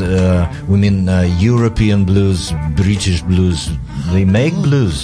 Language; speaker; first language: English; non-native, fluent; Russian